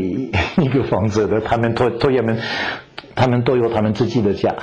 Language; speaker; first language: Chinese; non-native, fluent; French